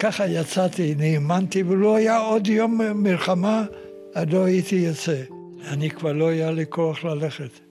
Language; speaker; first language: Hebrew; non-native, fluent; Yiddish